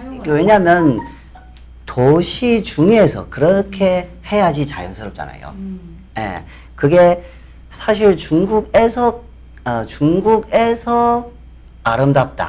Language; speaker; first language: Korean; non-native, fluent; Chinese